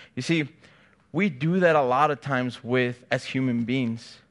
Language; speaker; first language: English; native; English